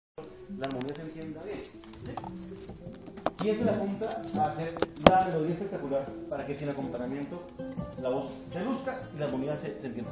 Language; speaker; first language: Spanish; native; Spanish